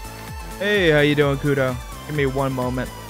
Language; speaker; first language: English; native; English